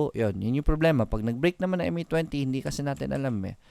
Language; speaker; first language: Filipino; native; Filipino